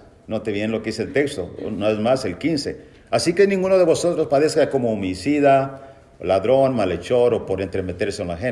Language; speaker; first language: Spanish; native; Spanish